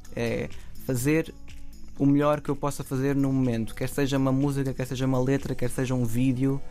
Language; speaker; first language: Portuguese; native; Portuguese